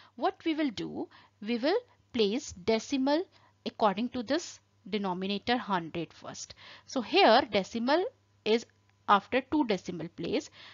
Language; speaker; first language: English; non-native, local second language; Hindi